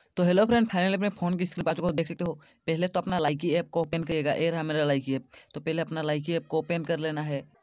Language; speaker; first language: Hindi; non-native, local second language; Odia